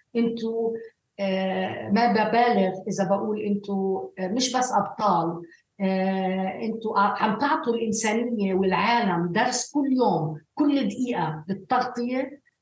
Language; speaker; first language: Arabic; native; Arabic